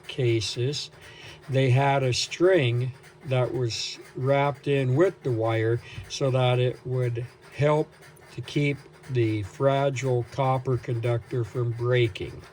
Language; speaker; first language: English; native; English